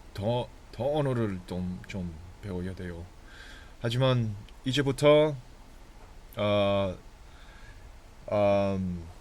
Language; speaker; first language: Korean; non-native, learner; English